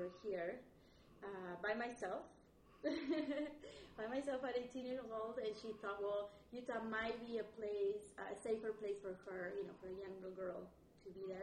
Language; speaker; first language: English; non-native, fluent; Spanish